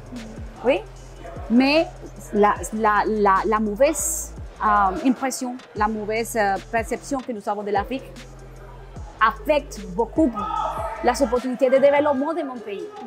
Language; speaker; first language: French; non-native, learner; Spanish